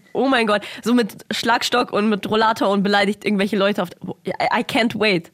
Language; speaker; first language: German; early bilingual, other home language; Russian